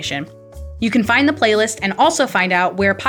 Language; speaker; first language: English; native; English